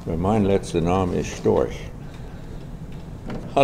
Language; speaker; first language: German; early bilingual, heritage; English